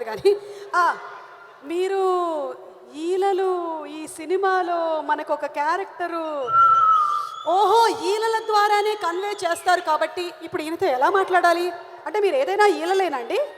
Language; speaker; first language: Telugu; native; Telugu